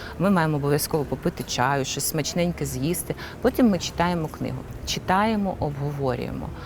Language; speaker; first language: Ukrainian; non-native, local second language; Russian